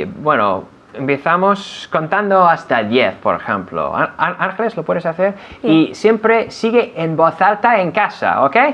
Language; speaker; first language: Spanish; non-native, fluent; English